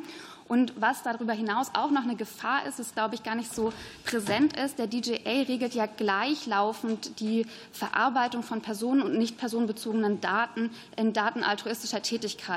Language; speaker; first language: German; native; German